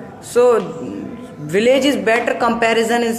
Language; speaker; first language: English; non-native, local second language; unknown